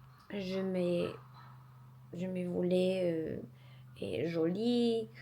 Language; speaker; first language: French; non-native, learner; Polish